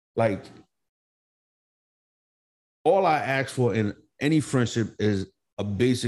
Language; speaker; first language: English; native; English